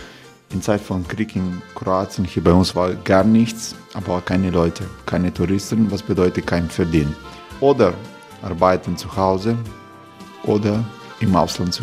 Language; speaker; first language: German; non-native, fluent; Croatian